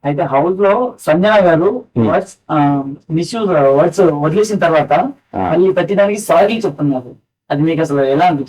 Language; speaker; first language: Telugu; native; Telugu